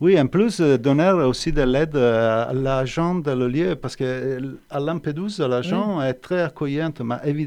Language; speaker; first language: French; non-native, fluent; Italian